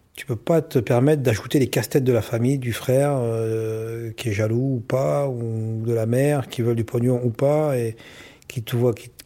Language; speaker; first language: French; native; French